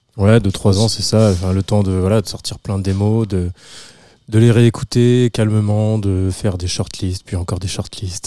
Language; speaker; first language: French; native; French